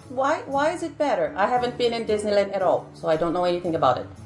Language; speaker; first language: English; non-native, fluent; Portuguese